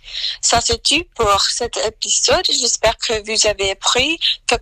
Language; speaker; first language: French; non-native, learner; English